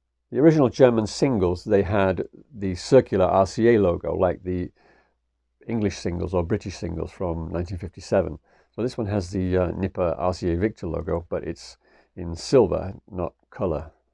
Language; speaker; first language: English; native; English